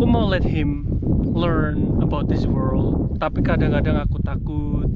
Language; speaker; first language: Indonesian; native; Indonesian